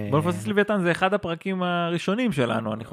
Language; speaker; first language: Hebrew; native; Hebrew